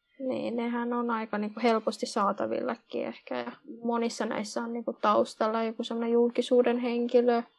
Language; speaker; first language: Finnish; early bilingual, other home language; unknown